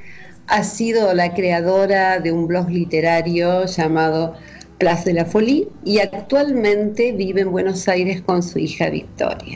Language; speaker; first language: Spanish; native; Spanish